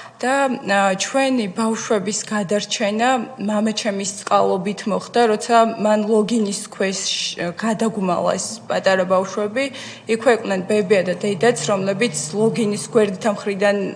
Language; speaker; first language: Georgian; native; Georgian